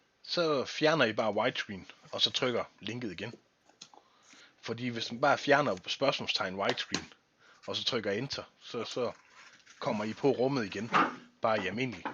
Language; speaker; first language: Danish; native; Danish